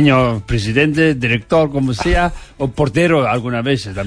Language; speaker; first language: Spanish; non-native, fluent; Tibetan